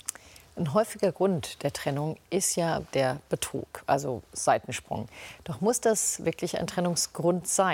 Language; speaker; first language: German; native; German